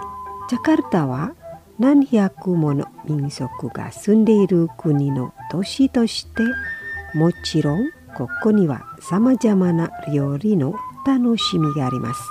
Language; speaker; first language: Japanese; non-native, fluent; Indonesian